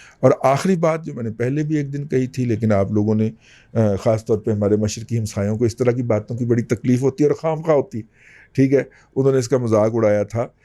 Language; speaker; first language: Urdu; non-native, local second language; Punjabi